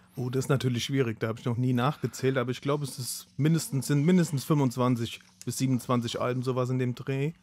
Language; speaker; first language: German; native; German